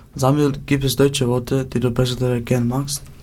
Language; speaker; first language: German; native; German